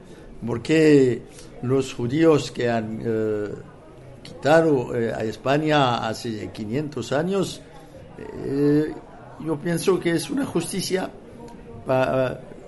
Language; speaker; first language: Spanish; non-native, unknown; French